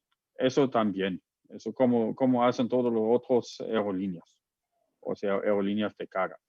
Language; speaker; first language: Spanish; non-native, fluent; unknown